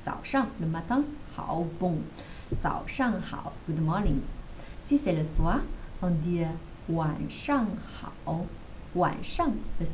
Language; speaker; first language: French; non-native, fluent; Chinese